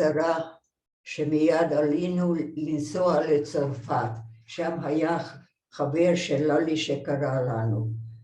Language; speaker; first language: Hebrew; non-native, fluent; Hungarian